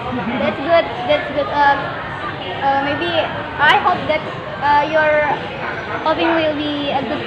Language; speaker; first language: English; non-native, learner; Indonesian